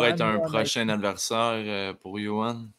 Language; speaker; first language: French; native; French